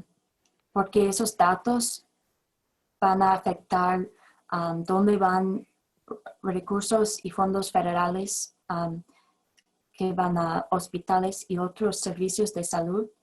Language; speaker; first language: Spanish; non-native, fluent; English